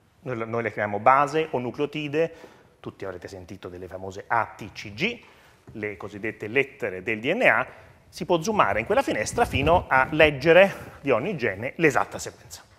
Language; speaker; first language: Italian; native; Italian